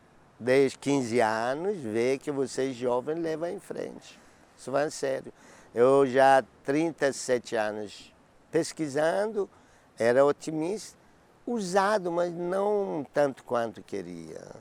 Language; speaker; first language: Portuguese; non-native, learner; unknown